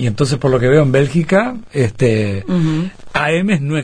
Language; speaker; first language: Spanish; native; Spanish